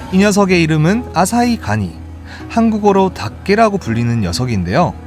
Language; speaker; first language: Korean; native; Korean